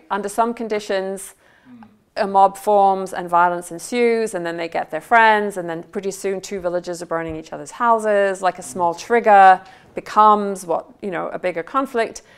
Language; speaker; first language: English; native; English